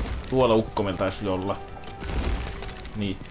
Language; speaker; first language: Finnish; native; Finnish